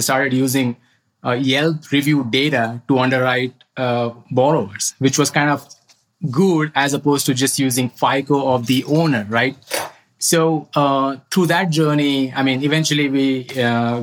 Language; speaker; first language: English; non-native, local second language; Hindi